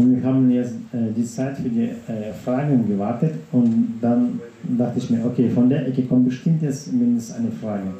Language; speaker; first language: German; non-native, fluent; Russian